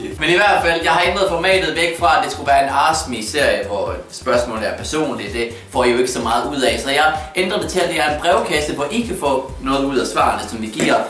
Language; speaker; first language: Danish; native; Danish